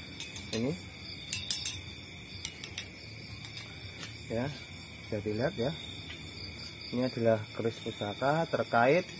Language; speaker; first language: Indonesian; native; Indonesian